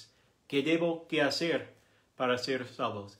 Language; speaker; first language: Spanish; non-native, learner; English